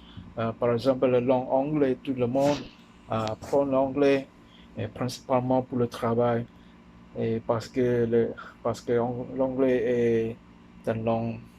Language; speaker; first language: French; non-native, learner; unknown